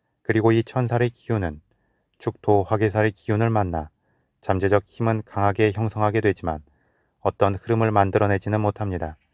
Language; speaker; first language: Korean; native; Korean